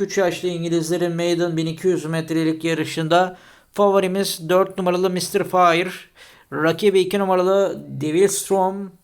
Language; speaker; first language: Turkish; native; Turkish